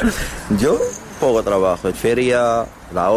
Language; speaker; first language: Spanish; non-native, learner; Arabic